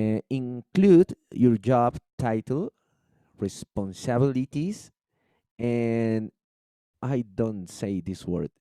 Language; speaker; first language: English; non-native, learner; Spanish